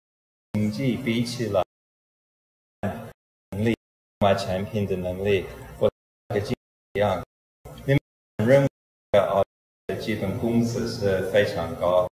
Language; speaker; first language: Chinese; non-native, fluent; English